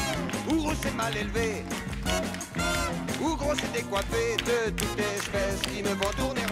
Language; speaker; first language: French; native; French